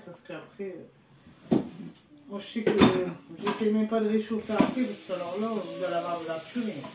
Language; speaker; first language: French; native; French